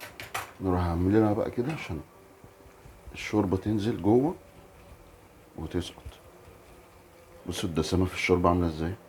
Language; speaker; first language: Arabic; native; Arabic